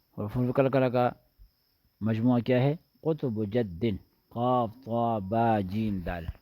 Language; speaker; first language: Urdu; native; Urdu